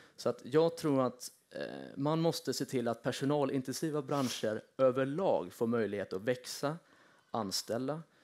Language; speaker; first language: Swedish; native; Swedish